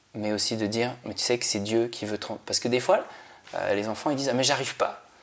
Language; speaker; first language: French; native; French